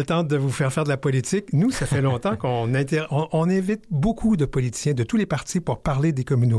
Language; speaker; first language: French; native; French